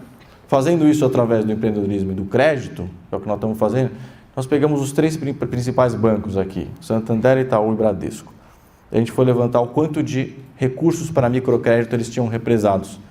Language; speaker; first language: Portuguese; native; Portuguese